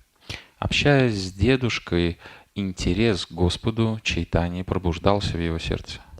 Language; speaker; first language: Russian; native; Russian